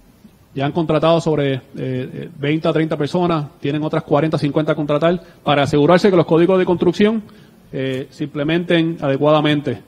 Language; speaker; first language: Spanish; native; Spanish